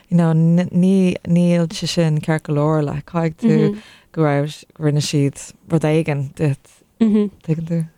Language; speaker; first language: Irish; non-native, local second language; English